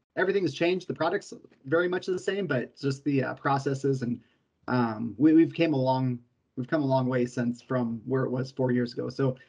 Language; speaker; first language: English; native; English